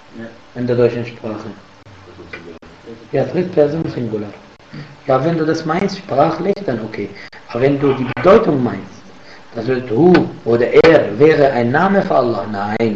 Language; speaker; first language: German; non-native, fluent; Arabic